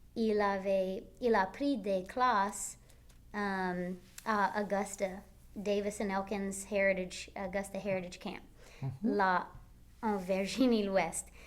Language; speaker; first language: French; non-native, local second language; English